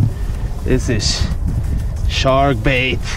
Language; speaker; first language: English; non-native, learner; Ukrainian